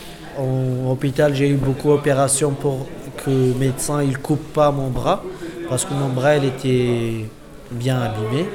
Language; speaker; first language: French; non-native, learner; Kurdish